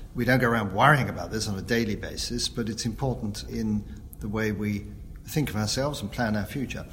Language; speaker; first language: English; native; English